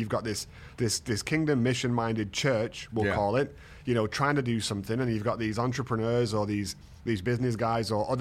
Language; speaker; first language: English; native; English